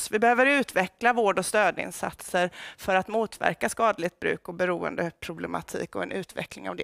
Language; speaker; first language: Swedish; native; Swedish